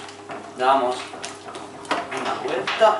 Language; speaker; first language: Spanish; non-native, fluent; Italian